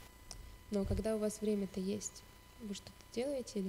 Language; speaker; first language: French; non-native, learner; Russian